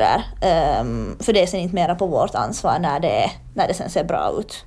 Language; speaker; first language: Swedish; native; Swedish